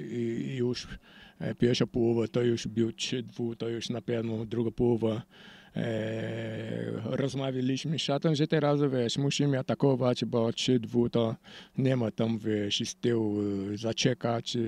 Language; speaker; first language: Polish; non-native, learner; Portuguese